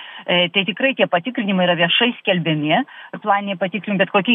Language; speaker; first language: Lithuanian; native; Lithuanian